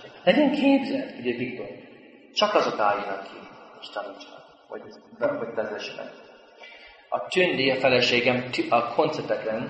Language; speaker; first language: Hungarian; non-native, fluent; English